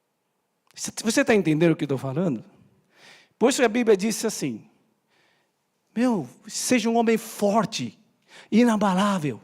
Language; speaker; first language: Portuguese; native; Portuguese